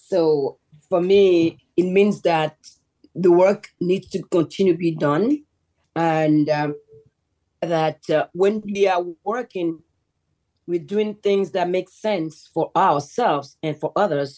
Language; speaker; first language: English; non-native, fluent; Yoruba